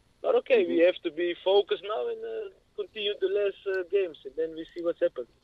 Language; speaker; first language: English; non-native, learner; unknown